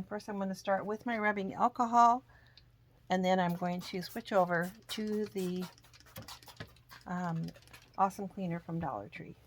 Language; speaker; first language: English; native; English